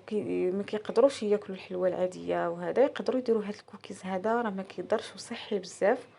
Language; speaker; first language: Arabic; native; Arabic